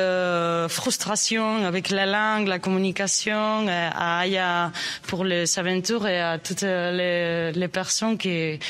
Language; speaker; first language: French; non-native, learner; Spanish